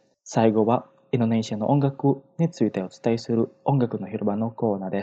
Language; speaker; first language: Japanese; non-native, fluent; Indonesian